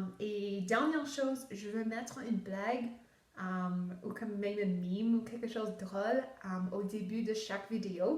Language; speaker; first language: French; non-native, local second language; English